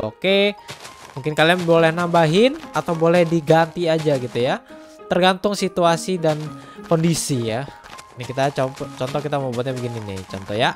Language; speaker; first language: Indonesian; native; Indonesian